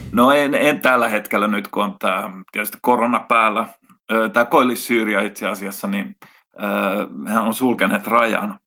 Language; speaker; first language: Finnish; native; Finnish